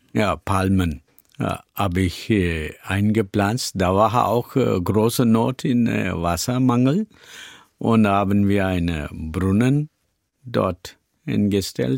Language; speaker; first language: German; non-native, learner; Tamil